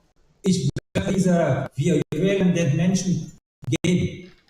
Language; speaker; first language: German; non-native, learner; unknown